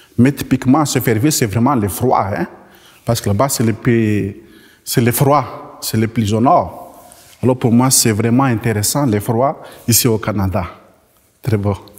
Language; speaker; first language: French; non-native, local second language; Malagasy